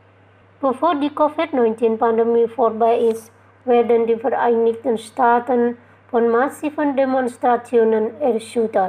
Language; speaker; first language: German; non-native, fluent; Indonesian